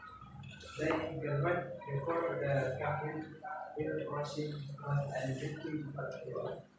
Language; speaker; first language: English; non-native, learner; Indonesian